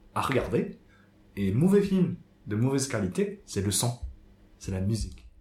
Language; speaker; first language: French; non-native, fluent; Japanese